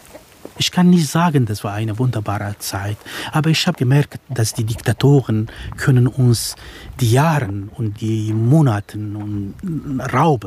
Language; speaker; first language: German; non-native, fluent; Kurdish